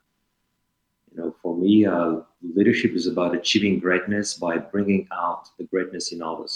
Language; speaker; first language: English; non-native, fluent; French